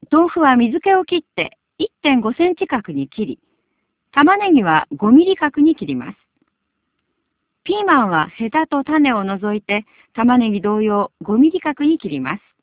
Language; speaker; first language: Japanese; native; Japanese